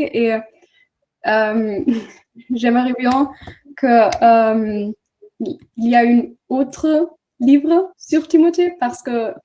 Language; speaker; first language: French; non-native, learner; German